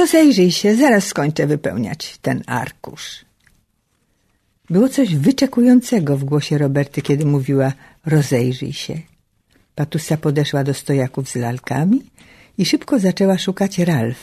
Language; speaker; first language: Polish; native; Polish